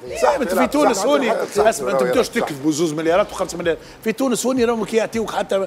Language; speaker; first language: Arabic; native; Arabic